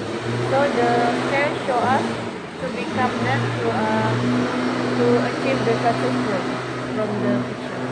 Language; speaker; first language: English; non-native, learner; Malay